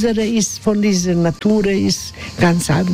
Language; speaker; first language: German; non-native, learner; Croatian